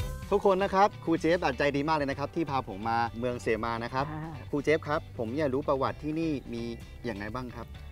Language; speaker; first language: Thai; non-native, fluent; Chinese